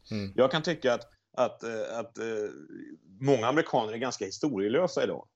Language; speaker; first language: Swedish; native; Swedish